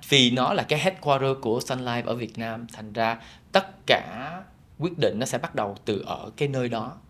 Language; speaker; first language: Vietnamese; early bilingual, heritage; Vietnamese